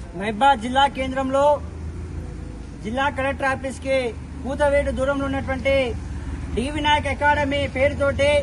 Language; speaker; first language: Telugu; native; Telugu